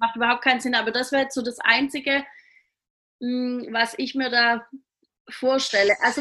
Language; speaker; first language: German; native; German